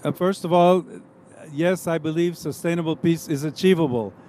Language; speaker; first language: English; native; English